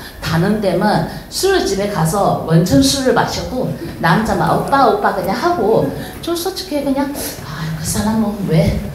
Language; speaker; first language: Korean; non-native, learner; Chinese